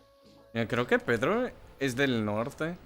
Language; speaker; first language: Spanish; non-native, learner; English